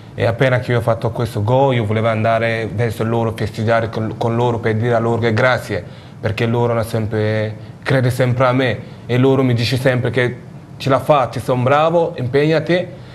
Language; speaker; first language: Italian; non-native, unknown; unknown